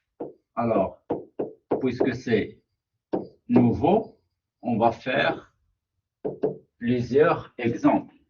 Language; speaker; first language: French; non-native, local second language; Arabic